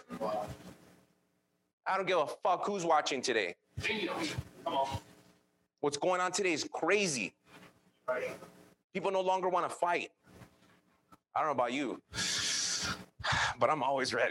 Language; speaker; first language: English; early bilingual, other home language; Spanish